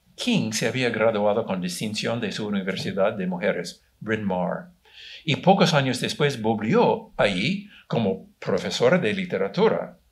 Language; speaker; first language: Spanish; non-native, fluent; English